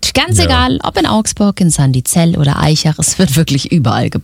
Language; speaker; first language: German; native; German